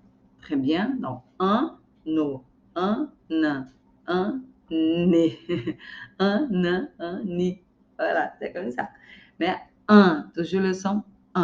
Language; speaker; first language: French; non-native, fluent; Portuguese